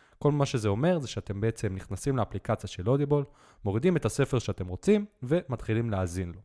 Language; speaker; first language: Hebrew; native; Hebrew